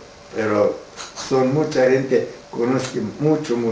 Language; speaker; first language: Spanish; non-native, learner; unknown